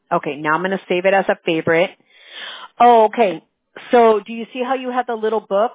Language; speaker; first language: English; early bilingual, other home language; Spanish